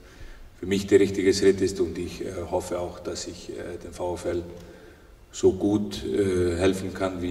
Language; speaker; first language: German; non-native, fluent; Icelandic